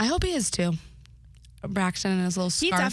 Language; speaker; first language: English; native; English